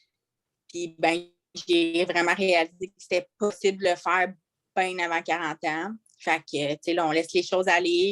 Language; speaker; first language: French; native; French